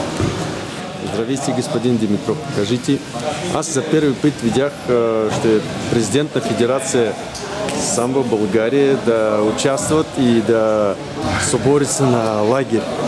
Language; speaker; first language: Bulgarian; non-native, learner; Russian